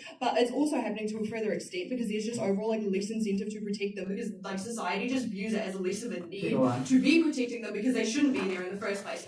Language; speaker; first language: English; native; English